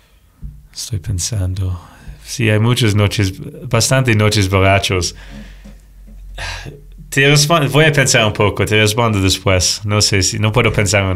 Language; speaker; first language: Spanish; non-native, fluent; English